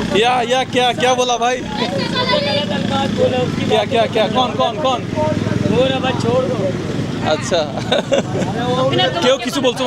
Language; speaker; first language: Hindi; non-native, learner; Bangla